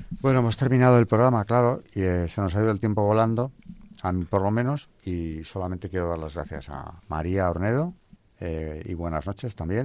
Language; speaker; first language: Spanish; native; Spanish